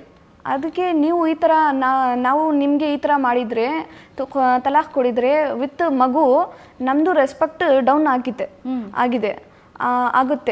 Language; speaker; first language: Kannada; non-native, local second language; Urdu